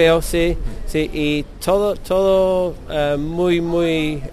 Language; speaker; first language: Spanish; non-native, learner; English